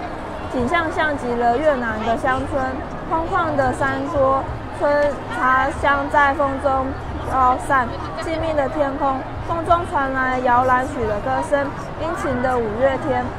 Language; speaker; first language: Chinese; native; Chinese